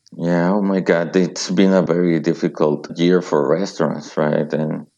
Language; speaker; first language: English; non-native, fluent; Spanish